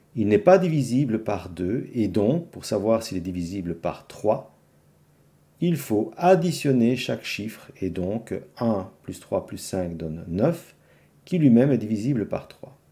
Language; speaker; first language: French; native; French